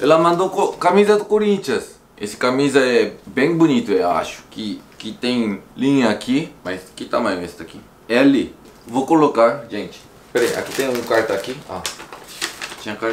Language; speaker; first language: Portuguese; non-native, fluent; Korean